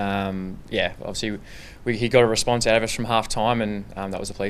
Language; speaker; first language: English; native; English